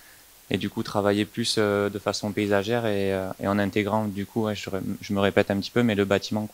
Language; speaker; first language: French; native; French